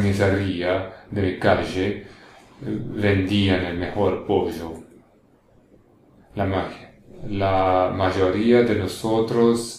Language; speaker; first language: Spanish; non-native, learner; English